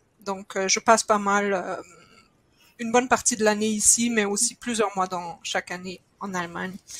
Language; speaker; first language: French; non-native, fluent; German